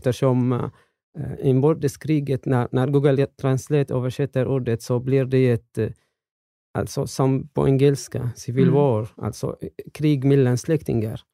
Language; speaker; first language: Swedish; non-native, fluent; Arabic